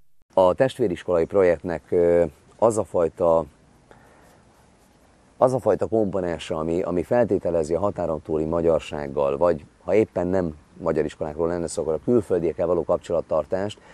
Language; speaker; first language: Hungarian; native; Hungarian